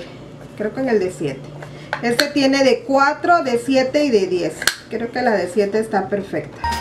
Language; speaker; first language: Spanish; native; Spanish